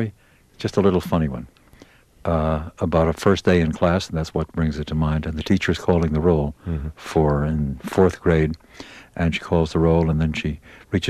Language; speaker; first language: English; native; English